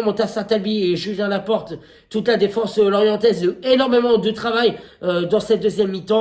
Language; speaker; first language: French; native; French